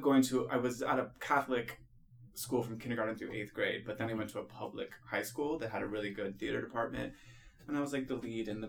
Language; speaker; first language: English; native; English